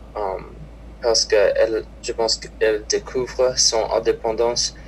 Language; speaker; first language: French; non-native, learner; English